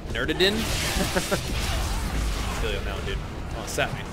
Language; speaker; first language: English; native; English